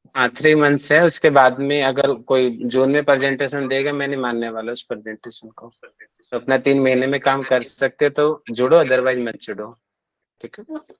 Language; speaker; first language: Hindi; native; Hindi